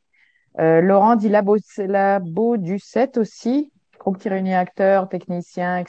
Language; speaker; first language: French; native; French